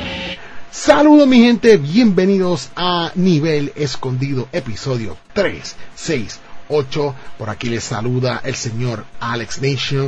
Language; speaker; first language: Spanish; native; Spanish